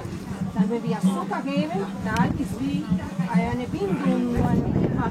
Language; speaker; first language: German; non-native, fluent; French